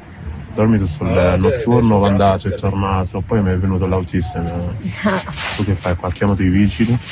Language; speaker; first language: Italian; non-native, learner; Arabic